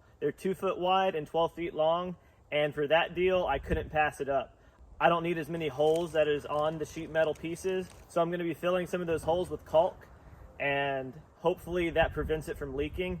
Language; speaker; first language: English; native; English